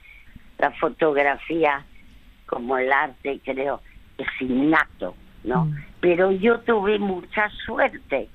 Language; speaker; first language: Spanish; early bilingual, other home language; French